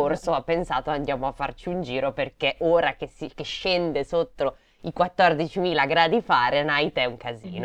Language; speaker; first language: Italian; native; Italian